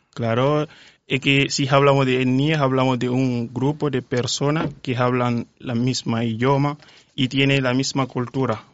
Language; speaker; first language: Spanish; non-native, fluent; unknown